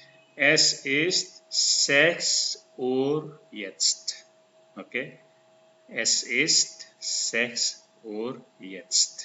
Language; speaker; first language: German; non-native, learner; Indonesian